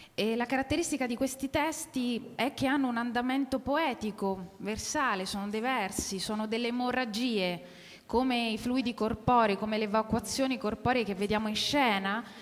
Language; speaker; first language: Italian; native; Italian